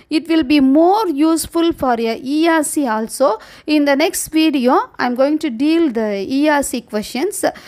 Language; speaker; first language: English; non-native, local second language; Tamil